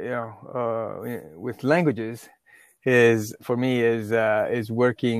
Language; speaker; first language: English; non-native, fluent; Chinese